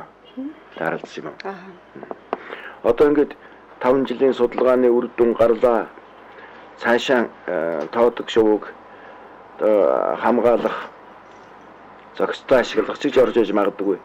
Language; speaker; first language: Mongolian; native; Mongolian